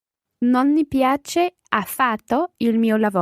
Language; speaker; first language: Italian; non-native, learner; English